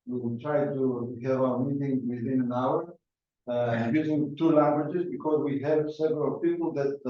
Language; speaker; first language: English; non-native, fluent; Greek